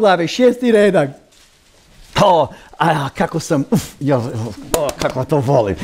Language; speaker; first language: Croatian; early bilingual, heritage; Croatian